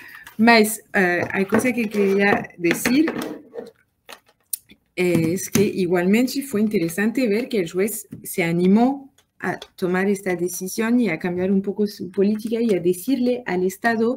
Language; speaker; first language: Portuguese; non-native, learner; French